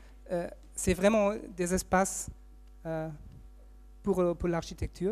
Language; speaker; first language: French; non-native, fluent; German